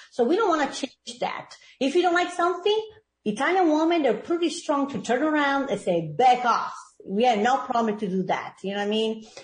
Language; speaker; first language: English; non-native, fluent; Italian